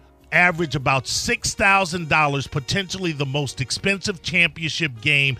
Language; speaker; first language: English; native; English